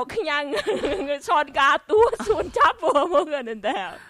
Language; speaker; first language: Korean; non-native, learner; Vietnamese